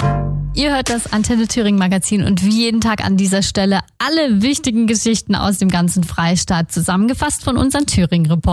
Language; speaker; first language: German; native; German